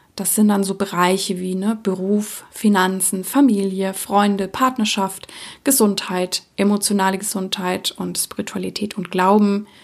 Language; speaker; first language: German; early bilingual, other home language; Czech